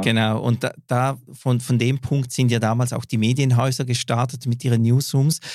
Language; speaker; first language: German; native; German